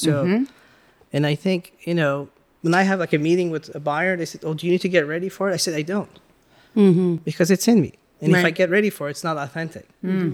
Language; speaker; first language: English; early bilingual, other home language; Persian